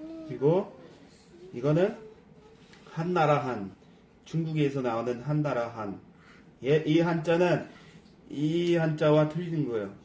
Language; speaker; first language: Korean; non-native, fluent; English